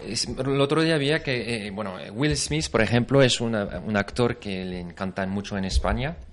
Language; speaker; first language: Spanish; non-native, fluent; French